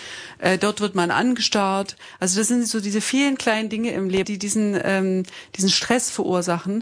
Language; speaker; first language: German; native; German